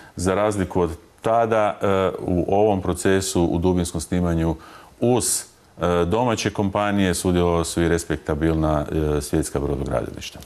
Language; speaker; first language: Croatian; native; Croatian